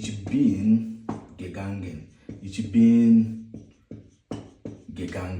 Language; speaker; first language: German; non-native, fluent; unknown